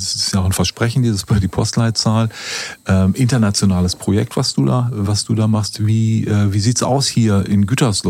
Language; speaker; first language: German; native; German